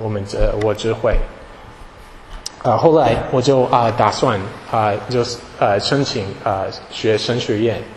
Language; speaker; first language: Chinese; non-native, fluent; English